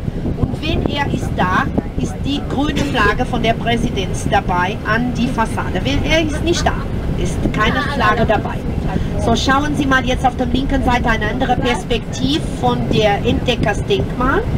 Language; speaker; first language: German; non-native, fluent; Portuguese